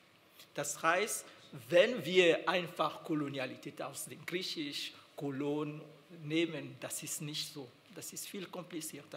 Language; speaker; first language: German; non-native, fluent; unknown